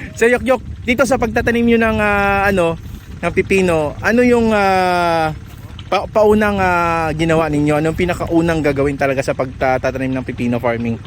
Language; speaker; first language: Filipino; native; Filipino